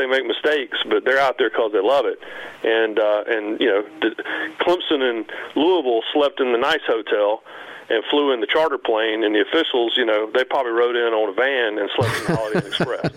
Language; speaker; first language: English; native; English